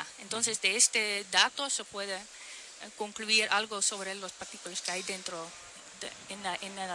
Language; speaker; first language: Spanish; non-native, fluent; Dutch